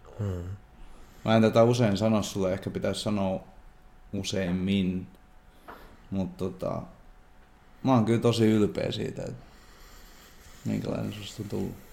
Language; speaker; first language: Finnish; native; Finnish